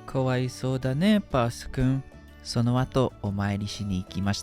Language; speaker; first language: Japanese; non-native, fluent; English